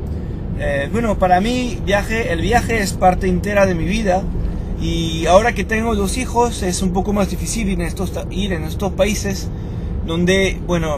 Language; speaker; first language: Spanish; non-native, fluent; French